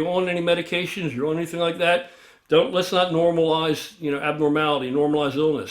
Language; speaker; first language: English; native; English